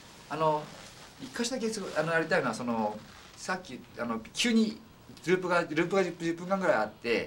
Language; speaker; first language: Japanese; native; Japanese